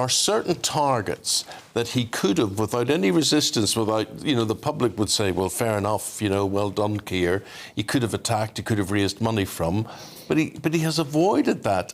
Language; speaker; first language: English; native; English